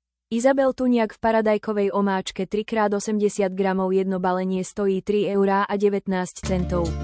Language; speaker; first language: Slovak; native; Slovak